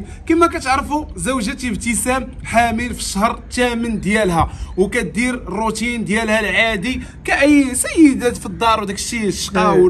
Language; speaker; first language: Arabic; native; Arabic